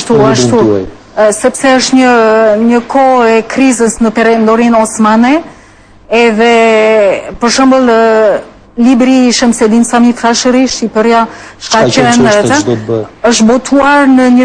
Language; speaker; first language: Albanian; non-native, fluent; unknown